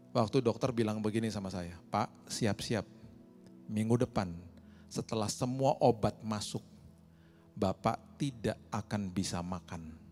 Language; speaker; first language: Indonesian; native; Indonesian